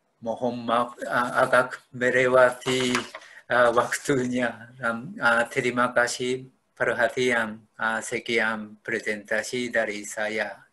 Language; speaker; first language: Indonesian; non-native, fluent; Japanese